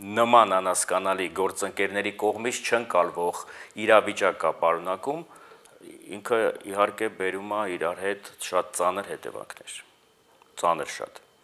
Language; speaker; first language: Armenian; native; Armenian